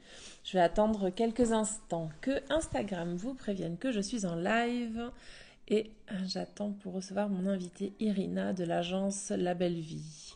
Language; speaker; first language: French; native; French